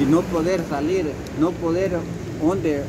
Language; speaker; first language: Spanish; native; Spanish